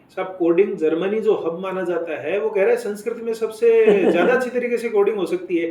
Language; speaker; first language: Hindi; native; Hindi